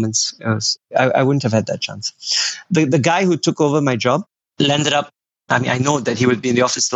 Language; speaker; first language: English; native; English